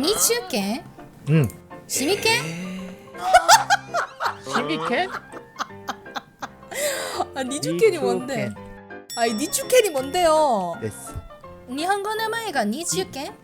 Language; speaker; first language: Japanese; non-native, learner; Korean